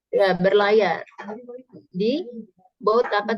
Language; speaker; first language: Indonesian; native; Indonesian